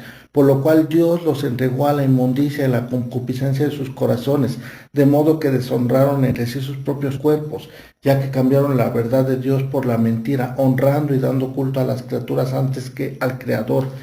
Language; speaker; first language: Spanish; native; Spanish